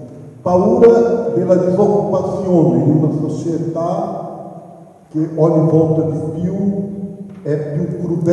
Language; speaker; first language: Italian; non-native, fluent; Portuguese